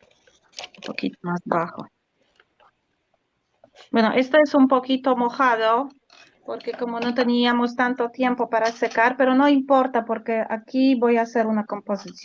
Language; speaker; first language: Spanish; non-native, learner; Polish